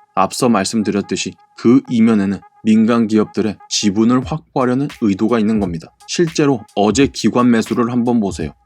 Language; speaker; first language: Korean; native; Korean